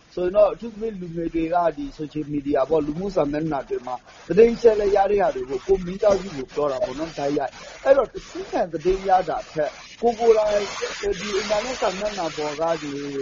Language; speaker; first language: Burmese; native; Burmese